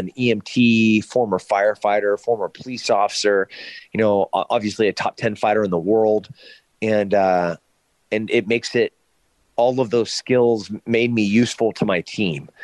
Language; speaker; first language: English; native; English